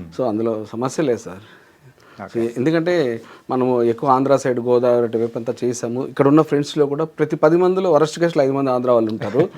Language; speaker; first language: Telugu; native; Telugu